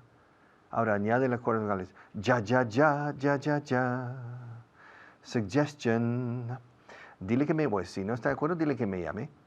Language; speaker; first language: Spanish; non-native, fluent; English